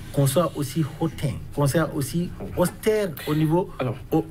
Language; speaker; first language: French; non-native, local second language; Wolof